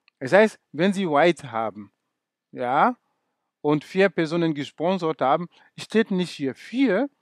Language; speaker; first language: German; non-native, fluent; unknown